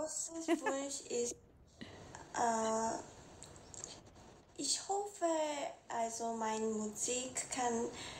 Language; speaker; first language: German; non-native, learner; Korean